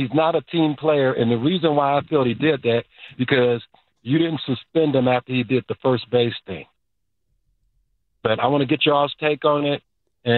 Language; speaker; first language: English; native; English